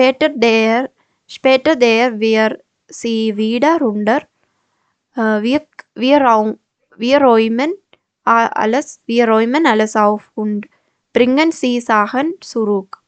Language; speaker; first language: German; non-native, learner; Malayalam